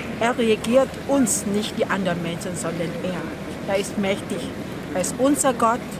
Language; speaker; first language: German; non-native, learner; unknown